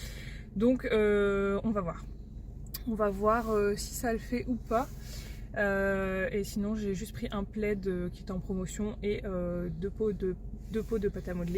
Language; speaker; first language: French; native; French